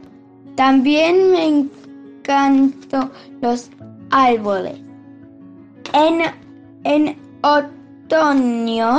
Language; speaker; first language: Spanish; early bilingual, heritage; Spanish